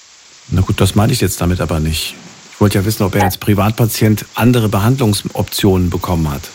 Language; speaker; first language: German; native; German